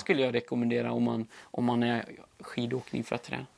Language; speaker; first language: Swedish; native; Swedish